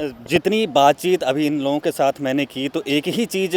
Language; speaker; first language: Hindi; native; Hindi